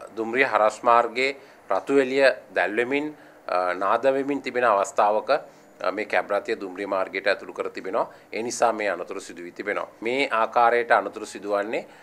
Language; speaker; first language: Sinhala; native; Sinhala